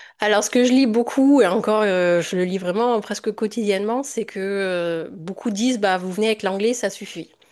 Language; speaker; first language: French; native; French